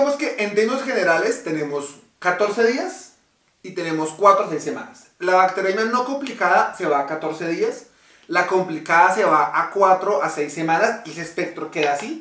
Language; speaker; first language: Spanish; native; Spanish